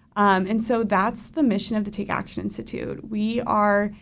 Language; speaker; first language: English; native; English